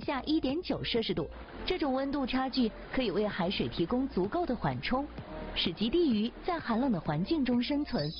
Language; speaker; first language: Chinese; native; Chinese